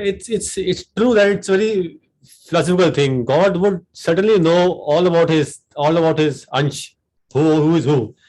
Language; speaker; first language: English; non-native, local second language; Hindi